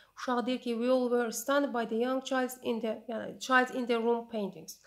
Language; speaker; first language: English; non-native, fluent; Azerbaijani